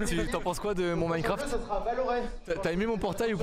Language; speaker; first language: French; native; French